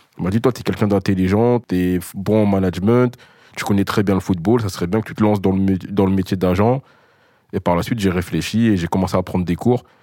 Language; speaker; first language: French; early bilingual, other home language; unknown